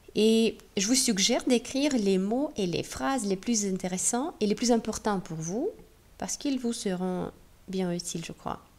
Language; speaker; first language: French; non-native, fluent; Russian